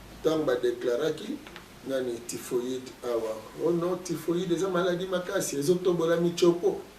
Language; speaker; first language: Lingala; non-native, local second language; Kongo